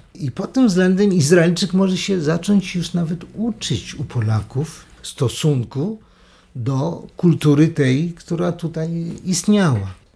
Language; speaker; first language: Polish; native; Polish